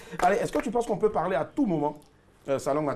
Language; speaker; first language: French; native; French